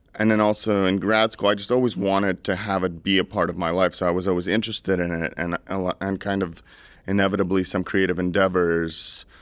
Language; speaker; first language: English; early bilingual, other home language; Russian